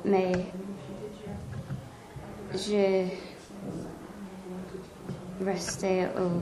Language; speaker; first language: French; non-native, learner; English